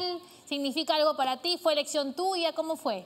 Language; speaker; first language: Spanish; native; Spanish